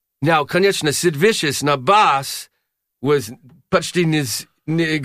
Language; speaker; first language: Russian; non-native, learner; English